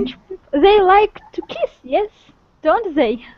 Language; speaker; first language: English; non-native, learner; Russian